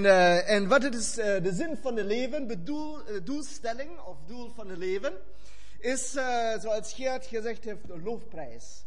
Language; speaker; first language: Dutch; non-native, fluent; German